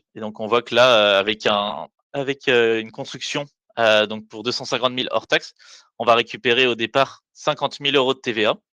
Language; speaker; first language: French; native; French